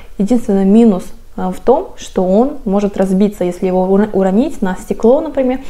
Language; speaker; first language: Russian; non-native, fluent; Korean